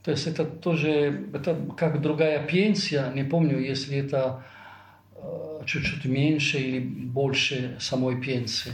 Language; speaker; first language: Russian; non-native, fluent; Italian